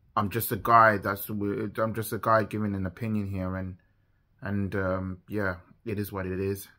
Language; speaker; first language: English; native; English